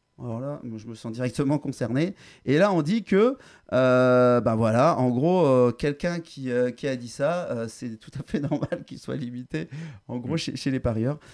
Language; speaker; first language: French; native; French